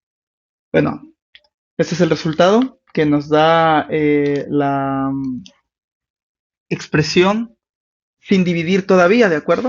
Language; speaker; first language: Spanish; native; Spanish